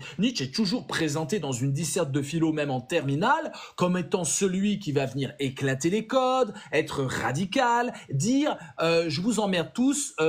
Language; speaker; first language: French; native; French